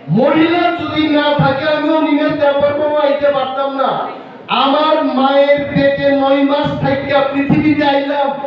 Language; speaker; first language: Bangla; non-native, local second language; Kok Borok